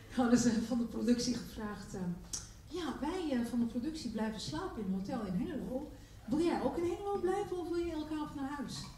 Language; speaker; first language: Dutch; early bilingual, other home language; Turkish